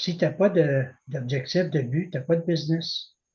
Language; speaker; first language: French; native; French